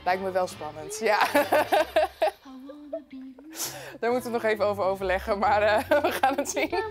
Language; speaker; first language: Dutch; native; Dutch